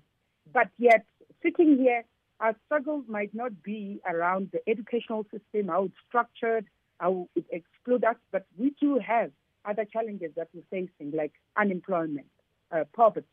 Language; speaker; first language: English; non-native, local second language; Tsonga